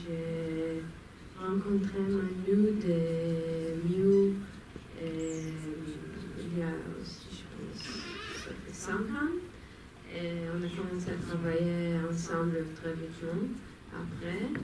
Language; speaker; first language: French; non-native, fluent; Hebrew